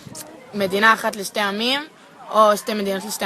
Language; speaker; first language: Hebrew; native; Hebrew